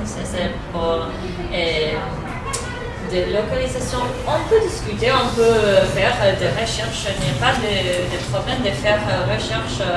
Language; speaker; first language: French; non-native, fluent; English